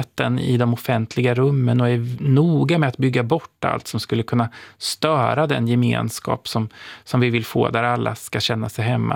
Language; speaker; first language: Swedish; native; Swedish